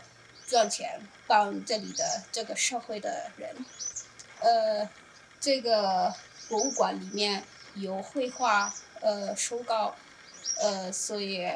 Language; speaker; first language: Chinese; non-native, learner; Amharic